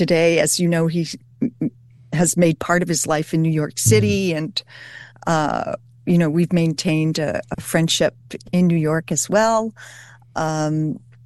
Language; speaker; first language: English; native; English